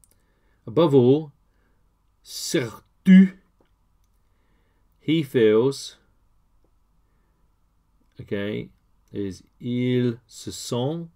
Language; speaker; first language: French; non-native, learner; English